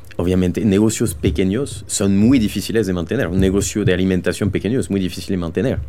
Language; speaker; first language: Spanish; non-native, fluent; French